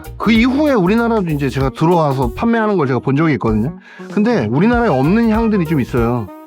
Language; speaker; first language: Korean; native; Korean